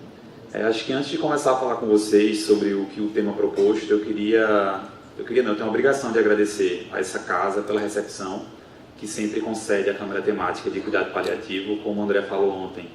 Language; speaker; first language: Portuguese; native; Portuguese